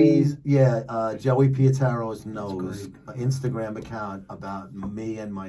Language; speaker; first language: English; native; English